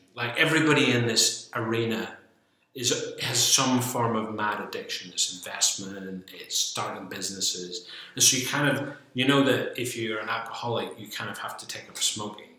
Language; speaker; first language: English; native; English